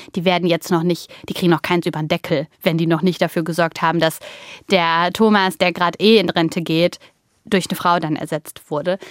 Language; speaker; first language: German; early bilingual, other home language; Bulgarian